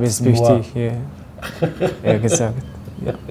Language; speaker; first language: German; non-native, learner; Japanese